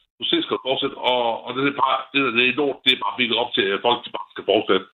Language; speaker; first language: Danish; native; Danish